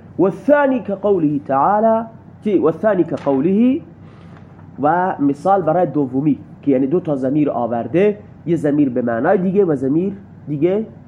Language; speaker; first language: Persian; non-native, local second language; Baluchi